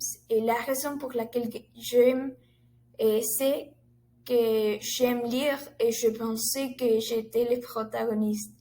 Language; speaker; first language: French; non-native, learner; Spanish